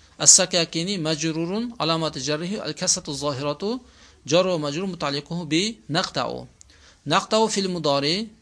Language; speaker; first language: Arabic; non-native, fluent; Uzbek